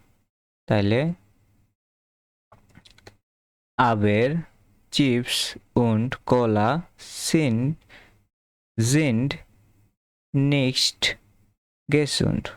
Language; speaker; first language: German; non-native, fluent; Bangla